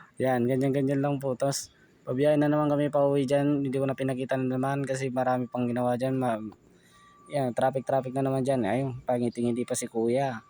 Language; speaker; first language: Filipino; non-native, local second language; Pampanga